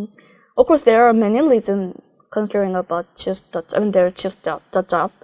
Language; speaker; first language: English; non-native, learner; Korean